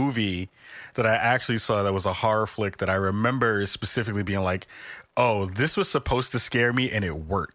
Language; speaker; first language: English; native; English